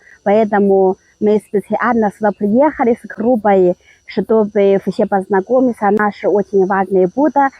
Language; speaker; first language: Russian; non-native, learner; Chinese